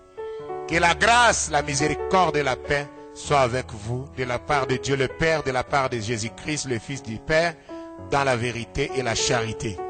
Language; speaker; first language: French; non-native, local second language; Lingala